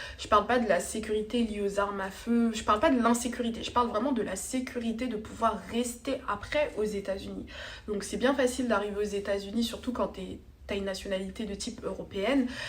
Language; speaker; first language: French; native; French